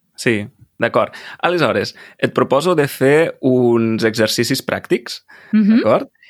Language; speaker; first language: Catalan; native; Catalan